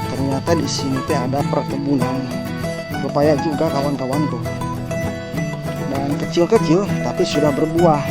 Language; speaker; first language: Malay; non-native, local second language; Sundanese